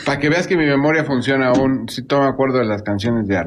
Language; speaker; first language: Spanish; native; Spanish